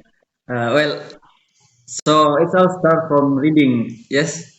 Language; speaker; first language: English; non-native, learner; Indonesian